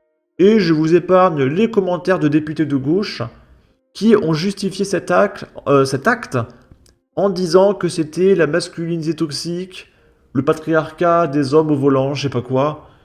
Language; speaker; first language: French; native; French